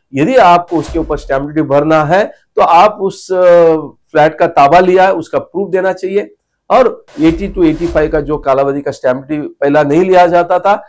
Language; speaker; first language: Hindi; non-native, local second language; Marathi